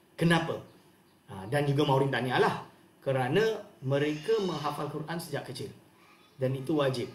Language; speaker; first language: Malay; native; Malay